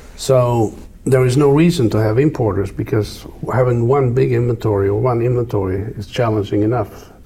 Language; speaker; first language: English; non-native, fluent; Swedish